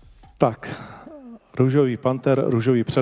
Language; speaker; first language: Czech; native; Czech